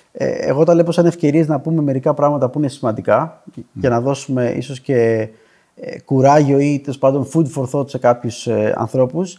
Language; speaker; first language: Greek; native; Greek